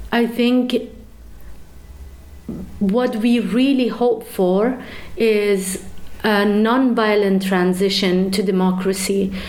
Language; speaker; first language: English; non-native, fluent; Persian